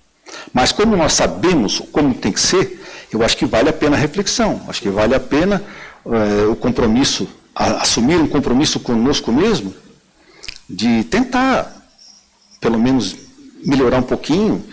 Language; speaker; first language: Portuguese; native; Portuguese